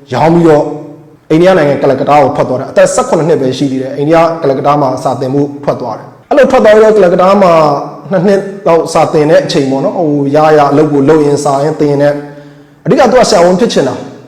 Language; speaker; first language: Burmese; non-native, local second language; Mon